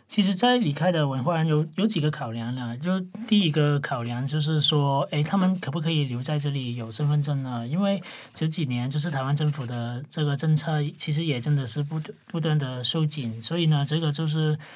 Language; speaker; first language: Chinese; non-native, local second language; Cantonese